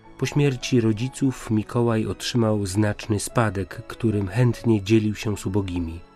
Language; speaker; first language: Polish; native; Polish